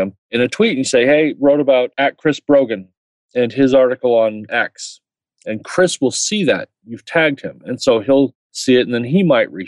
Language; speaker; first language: English; native; English